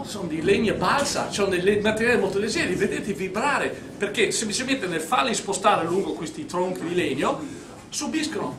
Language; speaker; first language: Italian; native; Italian